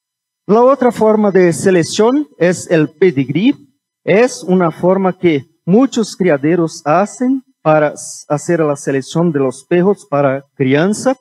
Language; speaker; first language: Spanish; non-native, fluent; Portuguese